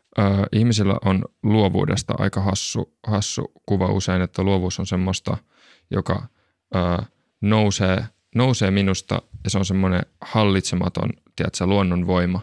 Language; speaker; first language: Finnish; native; Finnish